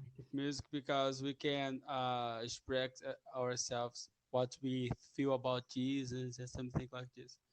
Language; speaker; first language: English; non-native, learner; Portuguese